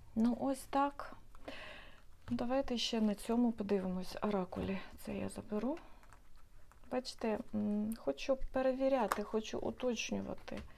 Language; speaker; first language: Ukrainian; non-native, local second language; Russian